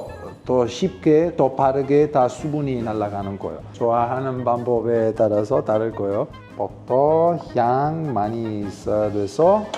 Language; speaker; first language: Korean; non-native, fluent; Italian